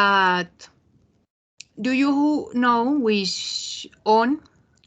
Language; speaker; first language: English; non-native, fluent; Spanish